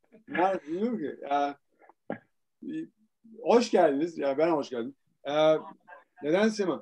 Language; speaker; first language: Turkish; early bilingual, heritage; Turkish